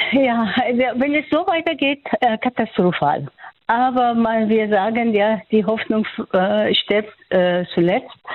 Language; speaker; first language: German; non-native, fluent; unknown